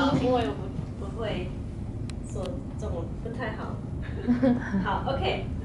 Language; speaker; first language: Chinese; non-native, learner; English